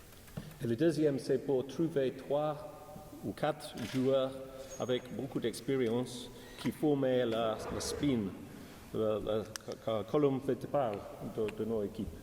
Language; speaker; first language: French; non-native, learner; English